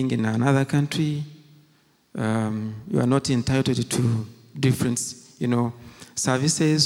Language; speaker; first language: English; non-native, local second language; Kinyarwanda